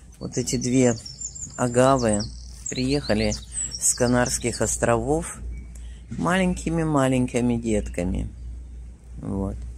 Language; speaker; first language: Russian; native; Russian